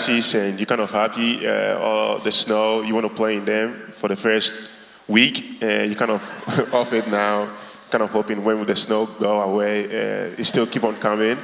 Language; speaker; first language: English; non-native, local second language; Ga